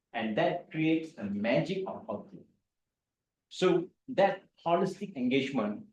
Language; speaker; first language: English; non-native, local second language; Tamil